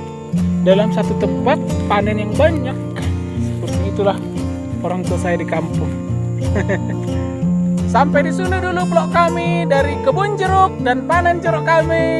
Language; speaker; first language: Indonesian; non-native, local second language; Batak Toba